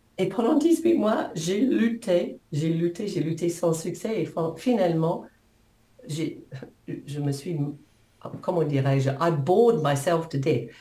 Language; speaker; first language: French; non-native, fluent; English